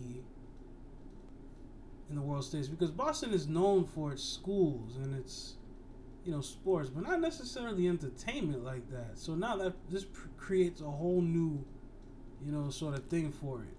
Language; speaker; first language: English; native; English